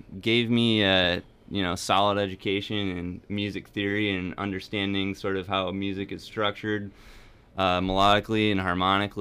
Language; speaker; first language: English; native; English